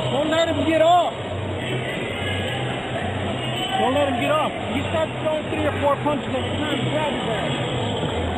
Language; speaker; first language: English; native; English